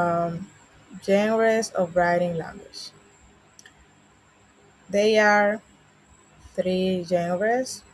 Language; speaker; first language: English; non-native, learner; Spanish